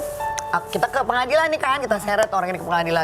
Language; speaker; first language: Indonesian; native; Indonesian